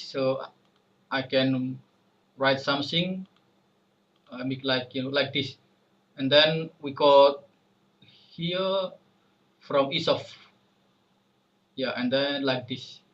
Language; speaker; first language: English; non-native, fluent; Indonesian